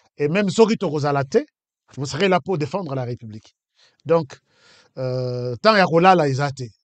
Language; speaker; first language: French; non-native, local second language; Lingala